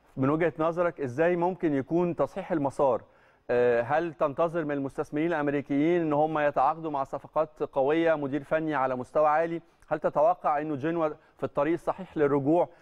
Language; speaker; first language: Arabic; native; Arabic